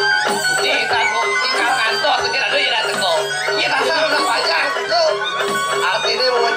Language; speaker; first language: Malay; non-native, local second language; Balinese